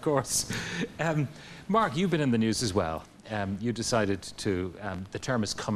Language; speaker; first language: English; native; English